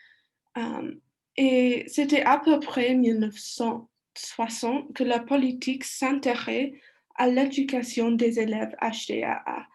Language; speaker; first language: French; non-native, learner; English